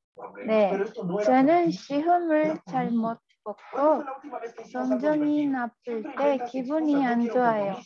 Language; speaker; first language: Korean; non-native, learner; Spanish